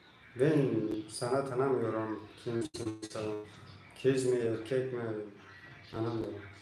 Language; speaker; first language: Turkish; non-native, learner; Tajik